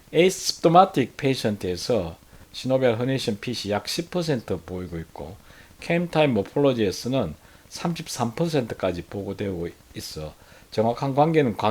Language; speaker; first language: Korean; native; Korean